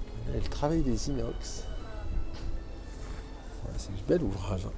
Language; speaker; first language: French; native; French